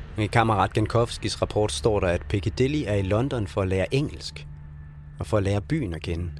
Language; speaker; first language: Danish; native; Danish